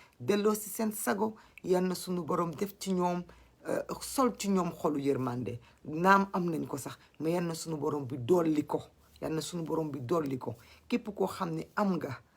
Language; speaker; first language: Wolof; non-native, local second language; Fula